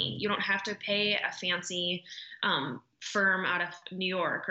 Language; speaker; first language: English; native; English